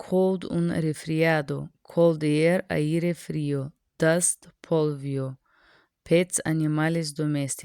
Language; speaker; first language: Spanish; non-native, learner; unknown